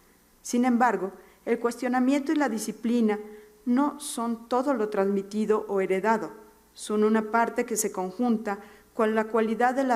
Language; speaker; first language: Spanish; native; Spanish